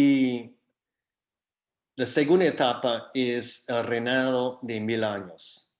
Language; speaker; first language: Spanish; non-native, fluent; English